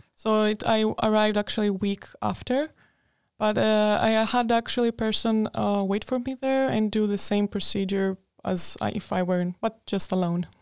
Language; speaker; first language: English; non-native, fluent; Greek